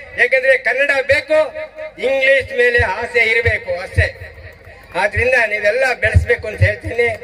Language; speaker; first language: Kannada; non-native, local second language; Telugu